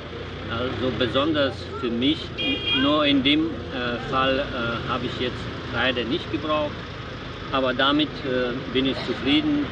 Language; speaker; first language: German; non-native, fluent; Polish